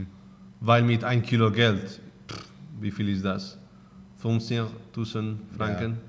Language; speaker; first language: German; non-native, learner; Spanish